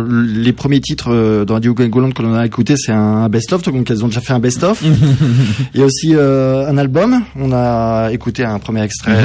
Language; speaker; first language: French; native; French